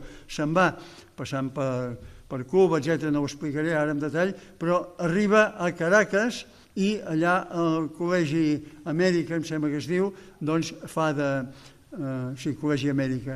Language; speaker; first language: Catalan; native; Catalan